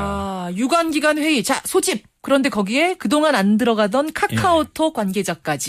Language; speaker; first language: Korean; native; Korean